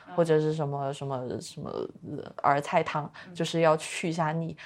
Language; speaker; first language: Chinese; native; Chinese